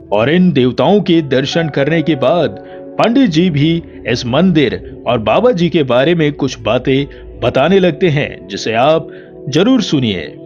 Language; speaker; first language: Hindi; native; Hindi